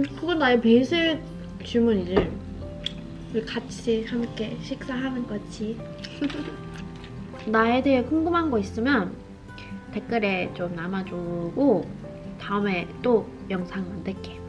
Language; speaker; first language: Korean; non-native, fluent; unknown